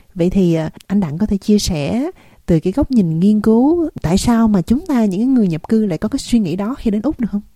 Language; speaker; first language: Vietnamese; native; Vietnamese